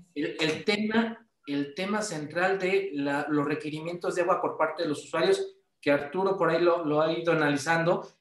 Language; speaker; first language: Spanish; native; Spanish